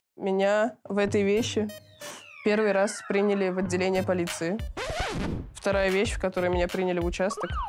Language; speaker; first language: Russian; native; Russian